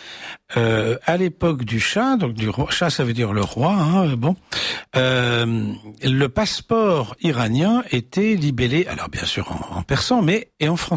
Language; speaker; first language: French; native; French